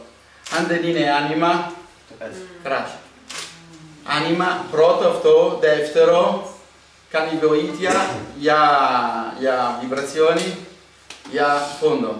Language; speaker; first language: Greek; non-native, learner; Italian